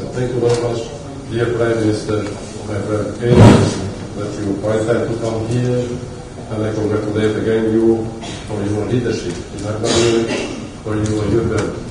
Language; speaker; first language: English; non-native, fluent; Albanian